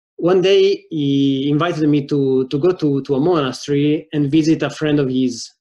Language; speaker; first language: English; non-native, fluent; Italian